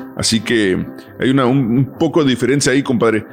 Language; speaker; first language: Spanish; early bilingual, heritage; Spanish